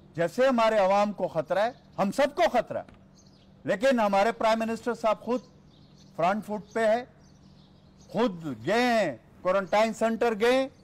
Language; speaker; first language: Urdu; non-native, local second language; Pashto